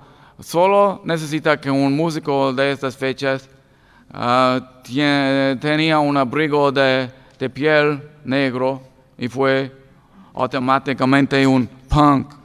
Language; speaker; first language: Spanish; non-native, learner; English